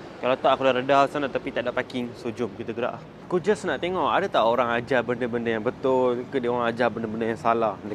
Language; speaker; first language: Malay; early bilingual, other home language; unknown